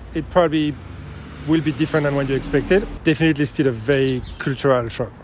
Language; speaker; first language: English; non-native, fluent; French